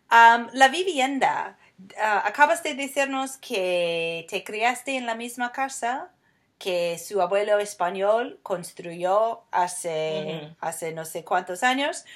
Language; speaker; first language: Spanish; non-native, fluent; English